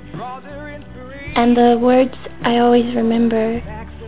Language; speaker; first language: English; native; English